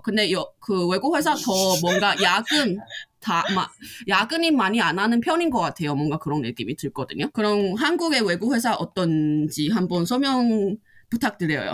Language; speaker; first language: Korean; non-native, fluent; Chinese